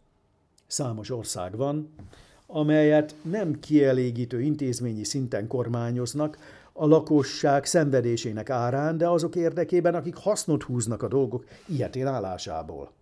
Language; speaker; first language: Hungarian; native; Hungarian